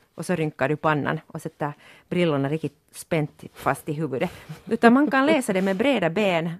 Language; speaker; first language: Swedish; non-native, local second language; Finnish